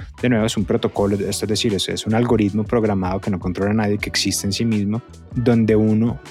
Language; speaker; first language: Spanish; native; Spanish